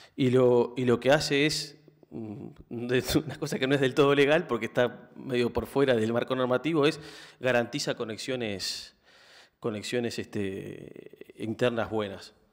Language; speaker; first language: Spanish; native; Spanish